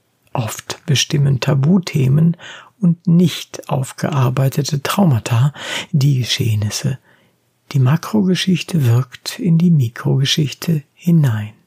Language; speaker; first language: German; native; German